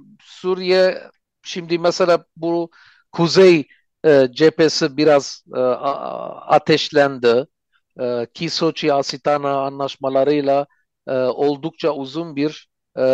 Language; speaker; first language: Turkish; non-native, fluent; Armenian